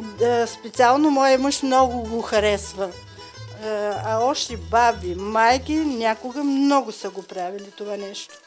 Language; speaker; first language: Bulgarian; native; Bulgarian